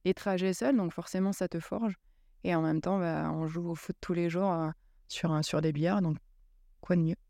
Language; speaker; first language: French; native; French